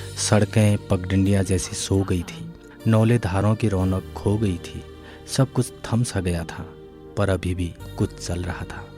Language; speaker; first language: Hindi; native; Hindi